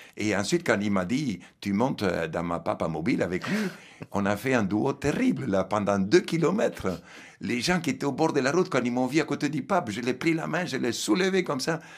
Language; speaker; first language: French; non-native, fluent; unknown